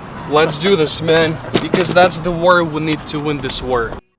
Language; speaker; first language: English; non-native, fluent; Ukrainian